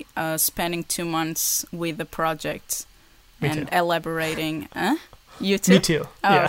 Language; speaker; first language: English; non-native, fluent; Portuguese